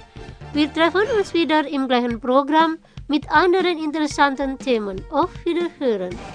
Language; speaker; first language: German; non-native, fluent; Indonesian